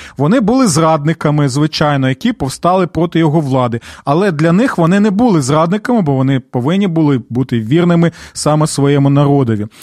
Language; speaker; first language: Ukrainian; non-native, local second language; Russian